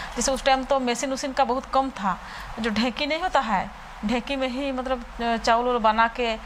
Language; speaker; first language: Hindi; non-native, local second language; Santali